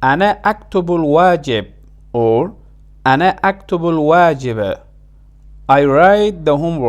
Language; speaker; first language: Arabic; non-native, fluent; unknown